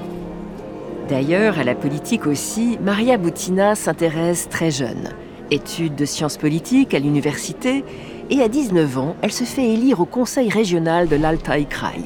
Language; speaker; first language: French; native; French